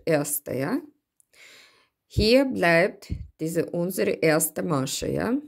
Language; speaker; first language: German; non-native, learner; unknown